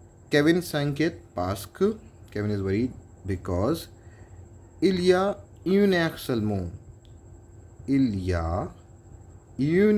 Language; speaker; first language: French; non-native, fluent; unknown